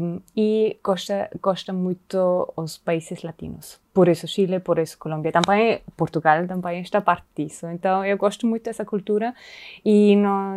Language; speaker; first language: Portuguese; non-native, fluent; German